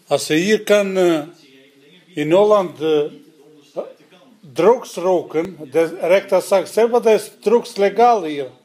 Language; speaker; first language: Dutch; non-native, learner; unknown